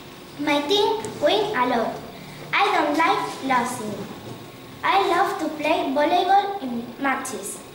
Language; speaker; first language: English; non-native, learner; Spanish